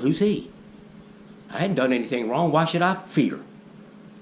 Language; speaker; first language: English; native; English